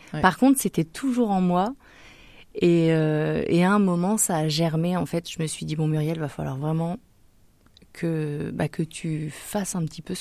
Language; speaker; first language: French; native; French